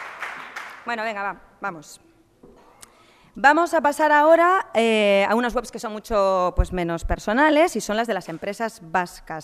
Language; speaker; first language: Spanish; native; Spanish